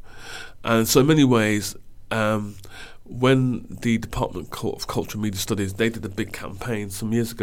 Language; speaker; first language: English; native; English